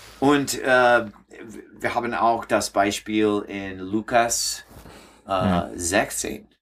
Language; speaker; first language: German; non-native, learner; English